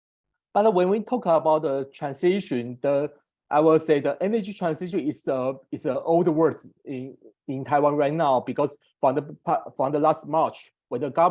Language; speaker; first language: English; non-native, fluent; Chinese